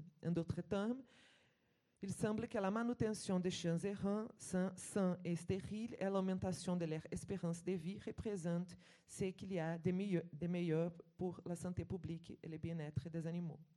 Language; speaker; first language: French; non-native, fluent; Portuguese